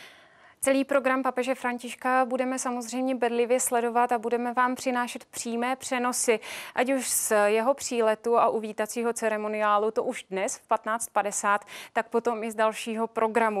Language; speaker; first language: Czech; native; Czech